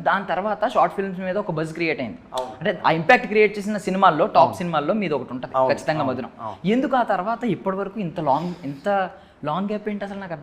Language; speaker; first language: Telugu; native; Telugu